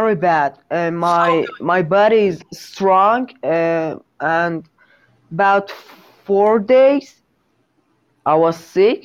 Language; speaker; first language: English; non-native, learner; Persian